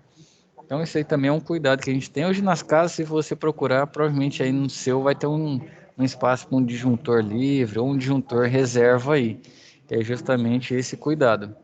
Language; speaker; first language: Portuguese; native; Portuguese